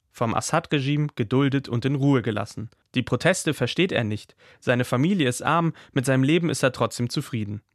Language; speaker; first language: German; native; German